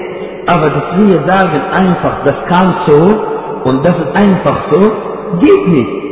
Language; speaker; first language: German; non-native, fluent; Arabic